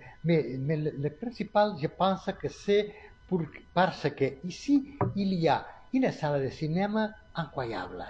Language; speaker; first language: French; non-native, learner; Catalan